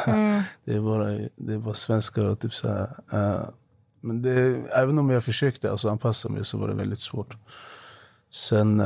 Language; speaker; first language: Swedish; non-native, fluent; Arabic